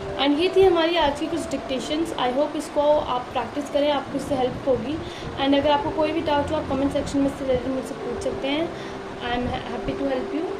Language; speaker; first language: Hindi; native; Hindi